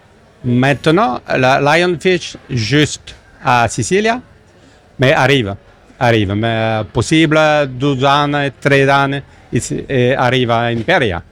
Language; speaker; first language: Italian; non-native, learner; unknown